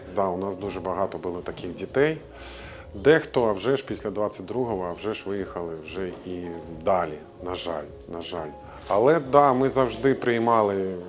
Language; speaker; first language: Ukrainian; non-native, fluent; Latvian